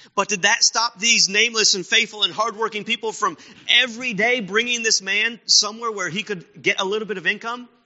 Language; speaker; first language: English; native; English